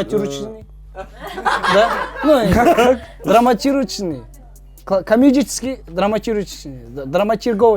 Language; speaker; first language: Russian; non-native, local second language; Kazakh